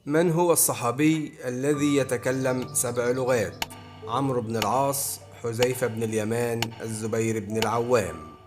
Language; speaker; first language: Arabic; native; Arabic